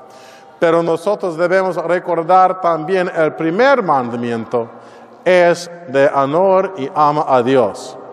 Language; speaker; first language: Spanish; non-native, learner; English